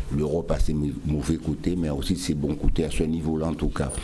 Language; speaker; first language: French; native; French